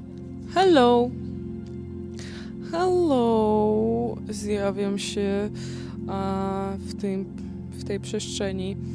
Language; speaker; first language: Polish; non-native, fluent; Ukrainian